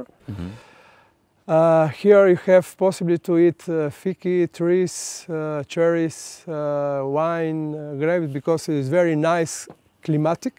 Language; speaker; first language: English; non-native, learner; Slovenian